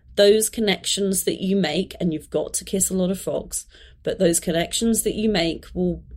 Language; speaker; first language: English; native; English